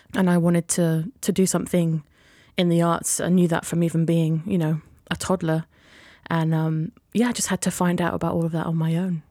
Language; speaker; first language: English; native; English